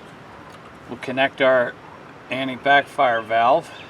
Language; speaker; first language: English; native; English